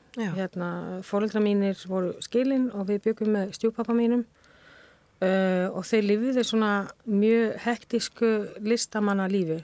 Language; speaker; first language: Icelandic; non-native, fluent; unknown